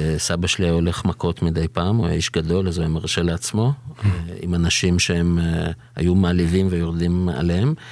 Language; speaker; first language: Hebrew; early bilingual, other home language; Russian